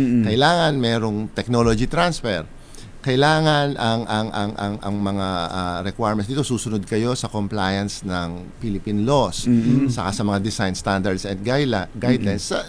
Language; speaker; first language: Filipino; non-native, local second language; Pampanga